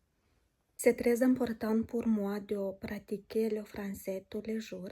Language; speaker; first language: French; non-native, learner; Romanian